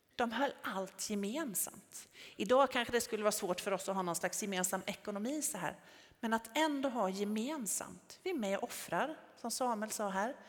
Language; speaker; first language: Swedish; native; Swedish